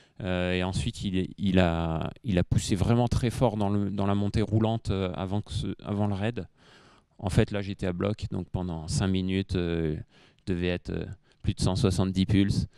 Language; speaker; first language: French; native; French